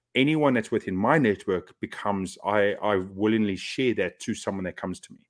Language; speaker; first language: English; native; English